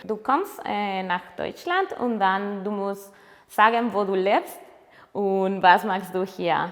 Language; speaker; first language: German; non-native, learner; Spanish